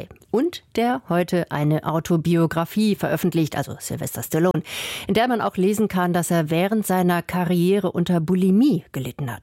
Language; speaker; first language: German; native; German